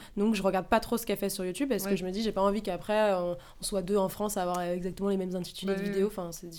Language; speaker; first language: French; native; French